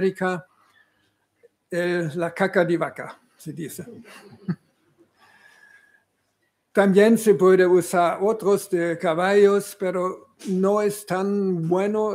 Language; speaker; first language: Spanish; non-native, fluent; German